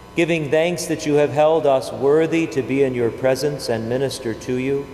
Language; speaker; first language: English; native; English